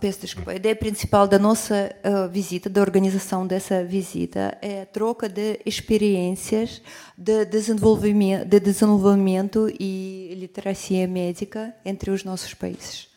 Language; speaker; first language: Portuguese; non-native, fluent; Russian